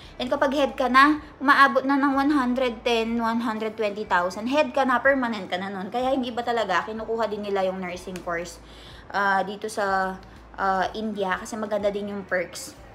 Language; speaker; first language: Filipino; native; Filipino